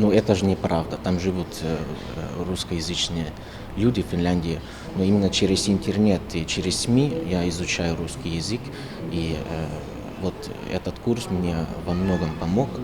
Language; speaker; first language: Russian; non-native, fluent; Finnish